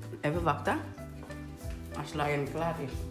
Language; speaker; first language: Dutch; non-native, learner; Indonesian